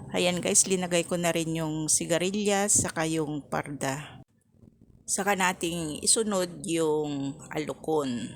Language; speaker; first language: Filipino; non-native, local second language; Iloko